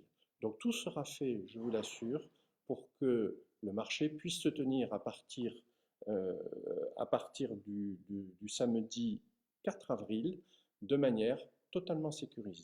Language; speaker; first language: French; native; French